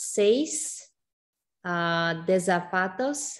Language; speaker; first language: Spanish; non-native, learner; English